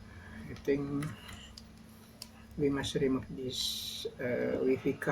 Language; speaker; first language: English; non-native, learner; Indonesian